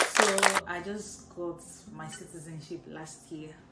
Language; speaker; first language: English; non-native, local second language; Yoruba